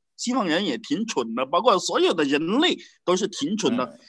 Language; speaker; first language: Chinese; native; Chinese